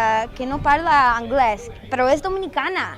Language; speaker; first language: Catalan; non-native, fluent; English